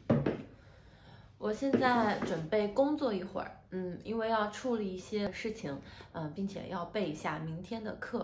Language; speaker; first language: Chinese; native; Chinese